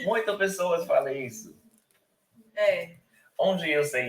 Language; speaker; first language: Portuguese; non-native, learner; English